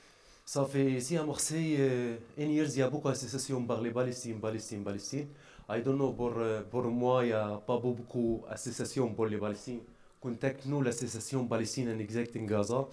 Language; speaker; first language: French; non-native, learner; Arabic